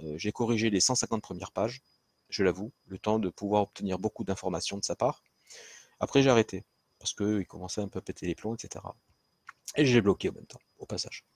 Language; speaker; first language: French; native; French